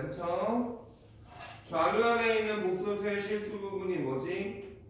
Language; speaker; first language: Korean; native; Korean